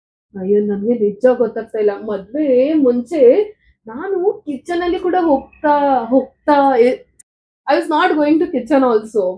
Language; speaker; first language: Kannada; non-native, learner; Marathi